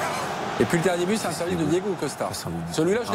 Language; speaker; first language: French; native; French